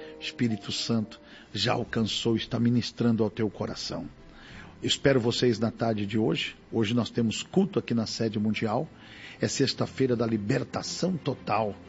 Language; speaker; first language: Portuguese; native; Portuguese